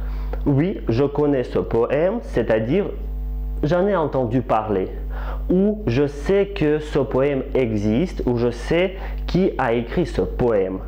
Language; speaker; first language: French; non-native, fluent; Russian